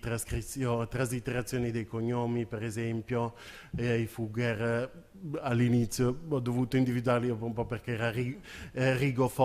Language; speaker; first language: Italian; native; Italian